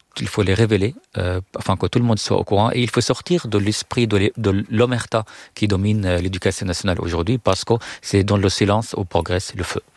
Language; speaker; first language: French; non-native, fluent; Arabic